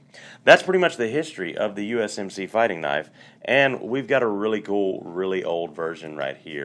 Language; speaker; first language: English; native; English